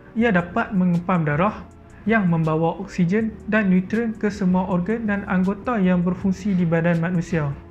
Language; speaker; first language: Malay; native; Malay